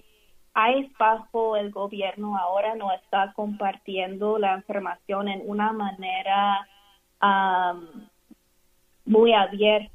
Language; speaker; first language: Spanish; non-native, fluent; English